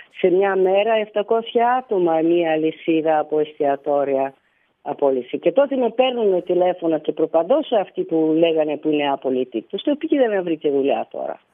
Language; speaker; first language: Greek; early bilingual, heritage; Greek